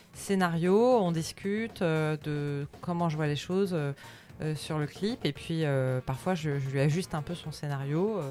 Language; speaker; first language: French; early bilingual, other home language; Arabic